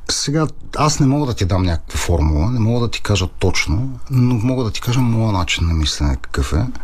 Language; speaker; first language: Bulgarian; non-native, fluent; Italian